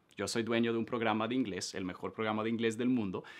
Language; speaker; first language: Spanish; non-native, fluent; Swedish